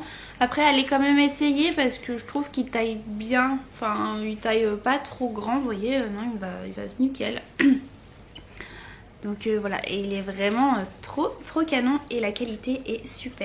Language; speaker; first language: French; native; French